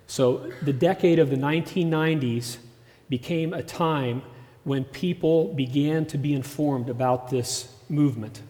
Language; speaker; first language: English; early bilingual, other home language; German